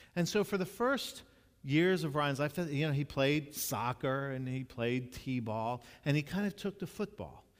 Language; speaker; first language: English; native; English